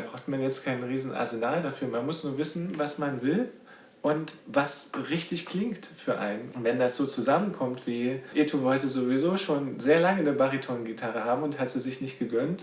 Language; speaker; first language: German; native; German